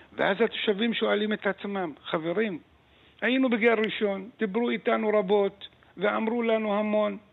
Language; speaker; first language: Hebrew; non-native, local second language; Arabic